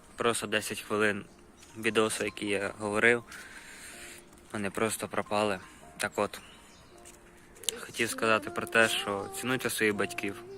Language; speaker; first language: Ukrainian; non-native, local second language; Russian